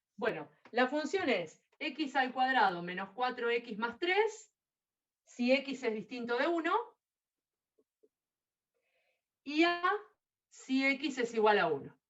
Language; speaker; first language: Spanish; native; Spanish